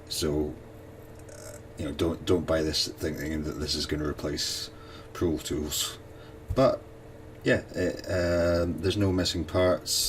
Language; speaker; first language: English; native; English